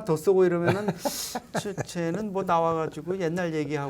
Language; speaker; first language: Korean; native; Korean